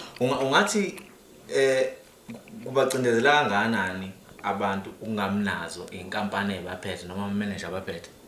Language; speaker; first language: Zulu; native; Zulu